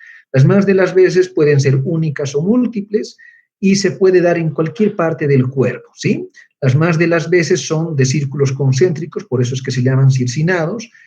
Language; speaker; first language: Spanish; native; Spanish